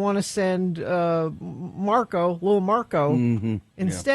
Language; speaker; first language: English; native; English